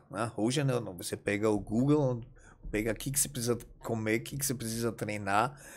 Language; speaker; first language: Portuguese; non-native, fluent; German